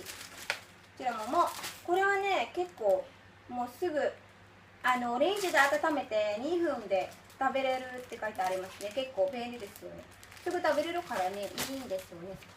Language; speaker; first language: Japanese; non-native, fluent; Filipino